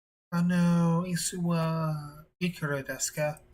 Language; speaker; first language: Japanese; non-native, learner; English